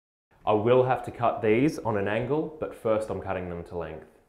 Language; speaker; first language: English; native; English